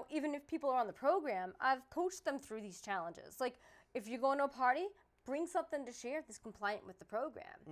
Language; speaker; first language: English; native; English